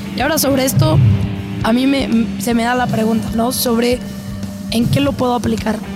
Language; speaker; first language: Spanish; non-native, fluent; French